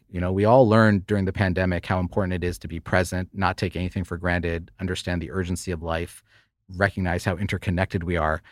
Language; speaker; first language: English; native; English